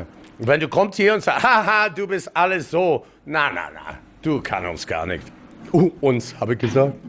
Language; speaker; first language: German; non-native, fluent; English